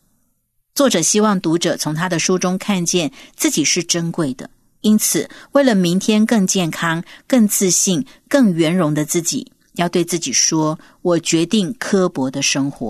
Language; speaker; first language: Chinese; native; Chinese